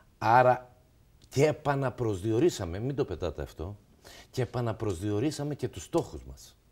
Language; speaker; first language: Greek; native; Greek